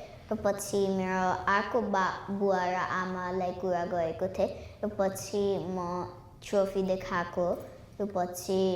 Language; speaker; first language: Nepali; early bilingual, heritage; Nepali